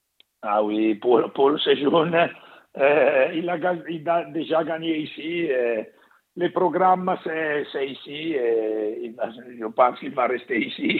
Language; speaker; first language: French; non-native, learner; Italian